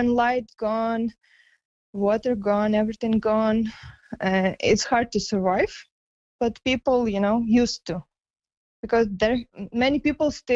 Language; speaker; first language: English; non-native, fluent; Ukrainian